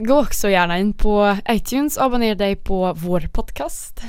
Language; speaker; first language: Swedish; non-native, learner; Dutch